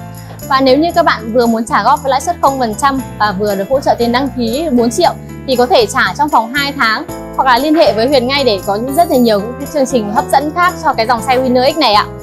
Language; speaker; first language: Vietnamese; native; Vietnamese